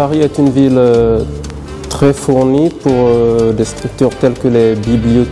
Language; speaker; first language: French; non-native, fluent; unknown